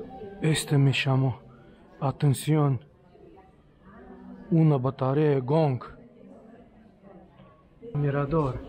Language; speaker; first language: Spanish; non-native, learner; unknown